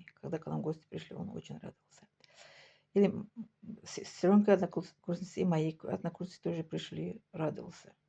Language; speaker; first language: Russian; non-native, local second language; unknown